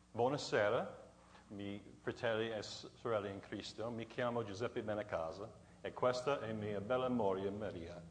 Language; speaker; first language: Italian; non-native, learner; English